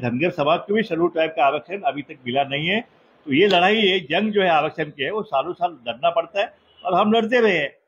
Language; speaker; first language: Hindi; non-native, local second language; Marathi